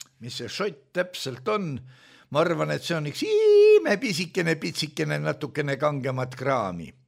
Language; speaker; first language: Estonian; native; Estonian